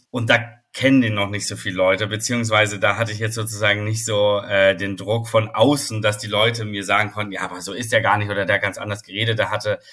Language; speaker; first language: German; native; German